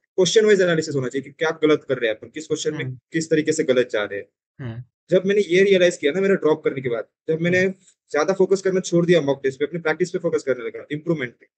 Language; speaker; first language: Hindi; non-native, local second language; Marathi